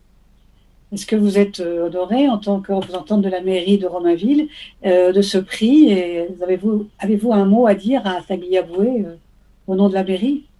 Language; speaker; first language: French; native; French